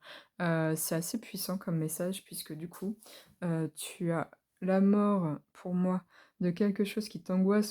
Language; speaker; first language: French; native; French